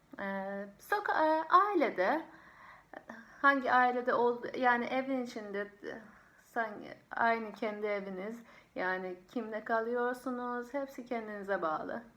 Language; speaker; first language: Turkish; non-native, fluent; Persian